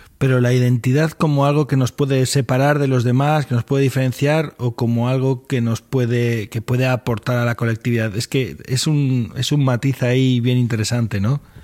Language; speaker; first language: Spanish; native; Spanish